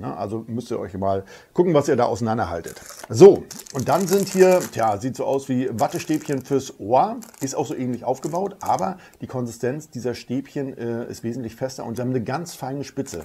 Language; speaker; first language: German; native; German